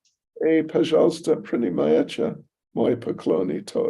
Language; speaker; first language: Russian; non-native, learner; English